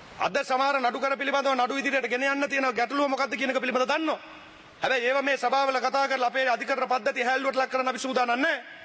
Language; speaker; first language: Sinhala; native; Sinhala